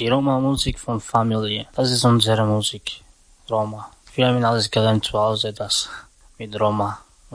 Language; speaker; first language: German; non-native, learner; Slovak